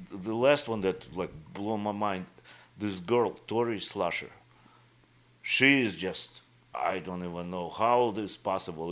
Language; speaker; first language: English; non-native, fluent; Russian